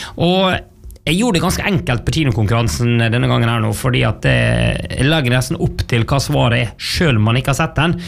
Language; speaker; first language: Norwegian; native; Norwegian